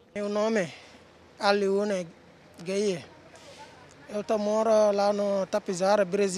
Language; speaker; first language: Portuguese; non-native, learner; Wolof